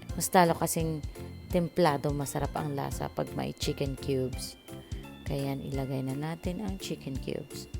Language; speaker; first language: Filipino; non-native, local second language; Cebuano